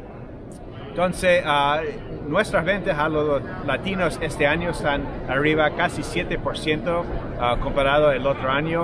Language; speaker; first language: Spanish; non-native, fluent; English